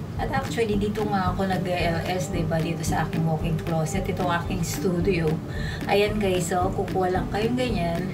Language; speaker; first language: Filipino; non-native, local second language; Pampanga